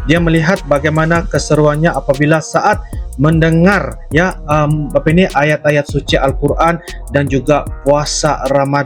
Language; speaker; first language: Indonesian; non-native, local second language; Malay